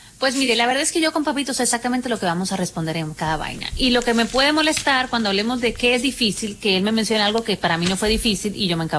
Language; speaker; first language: Spanish; native; Spanish